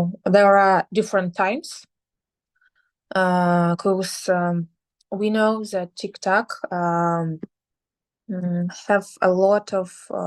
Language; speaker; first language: English; non-native, learner; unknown